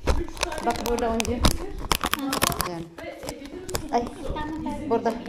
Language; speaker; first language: Turkish; non-native, learner; Filipino